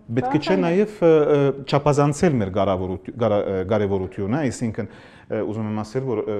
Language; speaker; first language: Armenian; early bilingual, heritage; Armenian